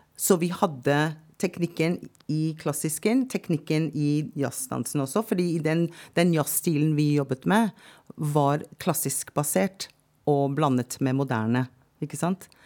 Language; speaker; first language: Norwegian; non-native, fluent; English